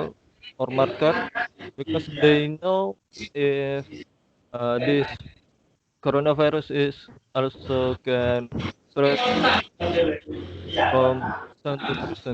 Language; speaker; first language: English; non-native, learner; Indonesian